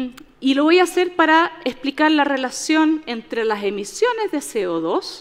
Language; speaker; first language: Spanish; native; Spanish